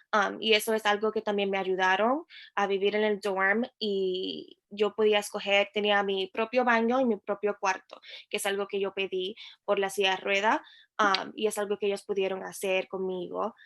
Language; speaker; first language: Spanish; early bilingual, heritage; Spanish